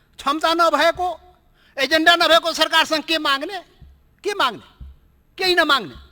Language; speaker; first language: Nepali; non-native, local second language; Maithili